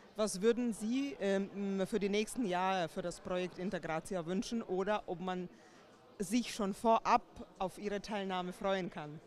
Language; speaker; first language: German; non-native, fluent; Slovak